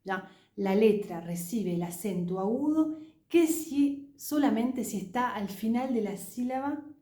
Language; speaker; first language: Spanish; non-native, fluent; French